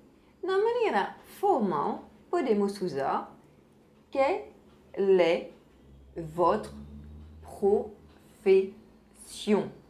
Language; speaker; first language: Portuguese; non-native, fluent; French